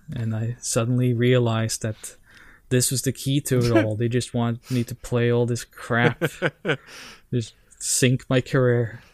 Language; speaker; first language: English; non-native, fluent; Norwegian